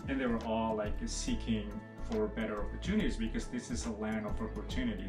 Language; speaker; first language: English; non-native, fluent; Indonesian